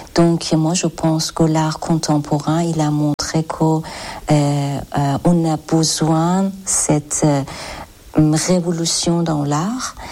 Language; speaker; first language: French; non-native, learner; Persian